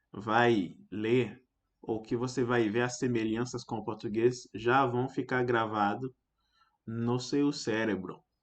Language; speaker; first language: Portuguese; non-native, fluent; French